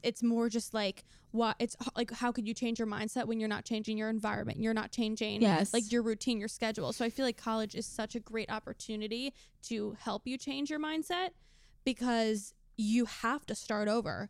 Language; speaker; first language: English; native; English